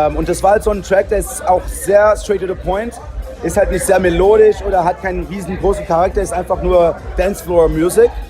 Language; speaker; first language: German; early bilingual, heritage; Portuguese